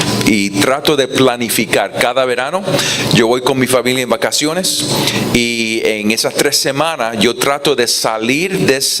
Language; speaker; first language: Spanish; non-native, fluent; English